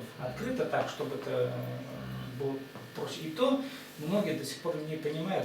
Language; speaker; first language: Russian; native; Russian